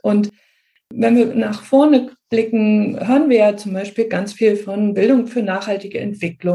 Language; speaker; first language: German; native; German